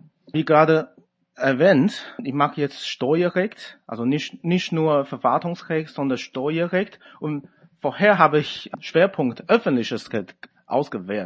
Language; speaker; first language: German; non-native, fluent; Chinese